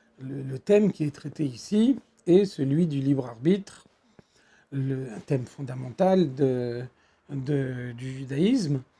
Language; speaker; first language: French; native; French